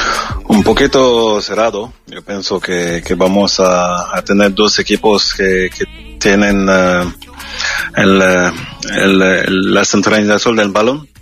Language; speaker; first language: Spanish; non-native, fluent; French